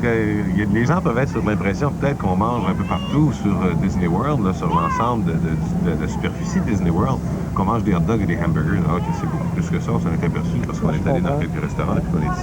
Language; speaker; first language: French; native; French